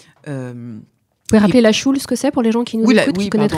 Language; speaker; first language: French; native; French